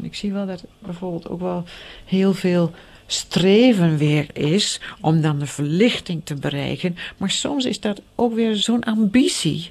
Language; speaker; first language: Dutch; native; Dutch